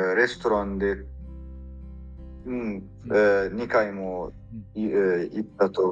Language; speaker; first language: Japanese; non-native, learner; Arabic